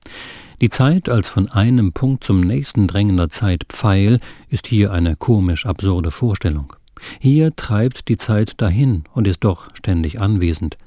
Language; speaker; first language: German; native; German